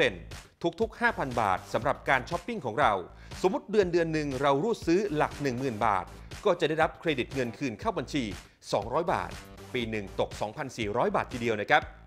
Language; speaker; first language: Thai; native; Thai